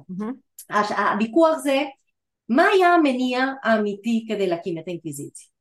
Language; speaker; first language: Hebrew; non-native, fluent; Spanish